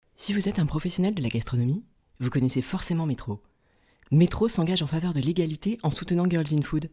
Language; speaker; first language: French; native; French